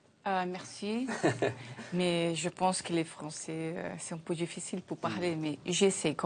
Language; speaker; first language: French; non-native, learner; Portuguese